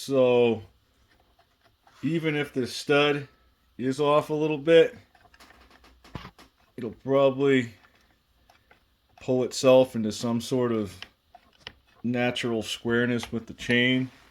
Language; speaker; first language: English; native; English